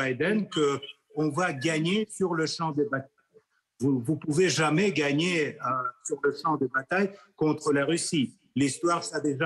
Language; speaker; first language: French; non-native, fluent; Russian